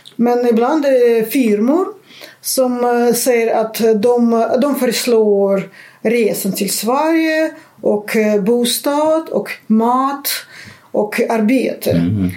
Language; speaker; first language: Swedish; non-native, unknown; Russian